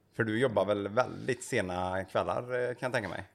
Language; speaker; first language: Swedish; native; Swedish